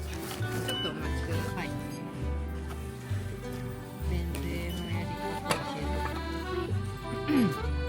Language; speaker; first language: Japanese; non-native, learner; Filipino